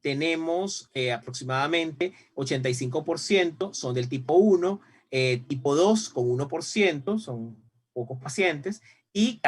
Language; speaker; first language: Spanish; native; Spanish